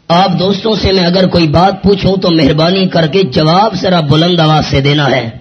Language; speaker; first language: Urdu; non-native, local second language; Pashto